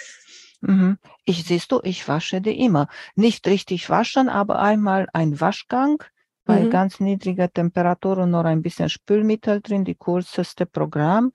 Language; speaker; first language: German; non-native, fluent; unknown